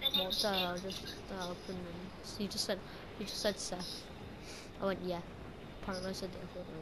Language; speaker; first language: English; native; English